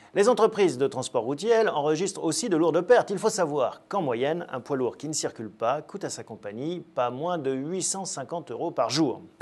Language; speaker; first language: French; native; French